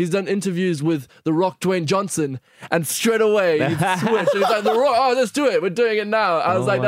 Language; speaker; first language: English; native; English